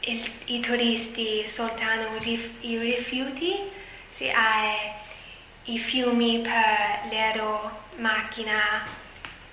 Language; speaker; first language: Italian; non-native, learner; English